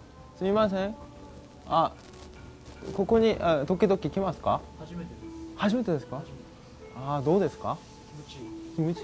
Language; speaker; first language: Japanese; non-native, learner; Korean